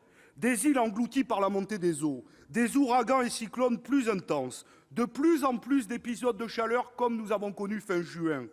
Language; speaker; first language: French; native; French